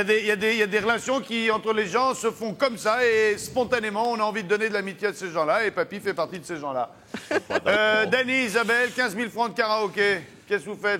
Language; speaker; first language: French; native; French